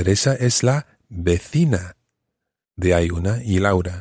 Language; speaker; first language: Spanish; non-native, fluent; English